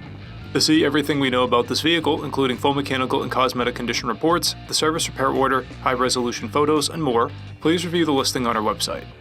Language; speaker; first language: English; native; English